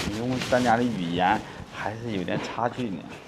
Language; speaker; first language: Chinese; native; Chinese